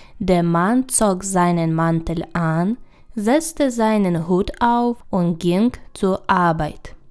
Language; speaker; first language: German; non-native, fluent; Ukrainian